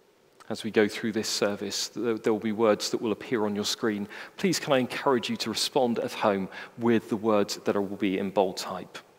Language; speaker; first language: English; native; English